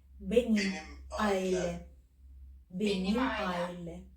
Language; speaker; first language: Turkish; non-native, learner; Ukrainian